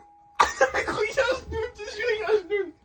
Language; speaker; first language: French; native; French